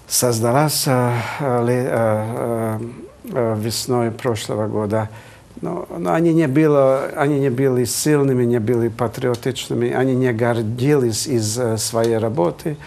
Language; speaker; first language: Russian; non-native, fluent; Hungarian